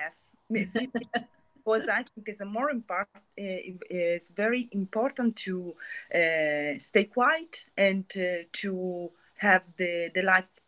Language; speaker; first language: English; non-native, learner; Italian